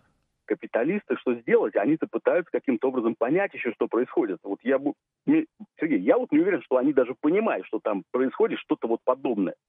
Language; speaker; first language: Russian; native; Russian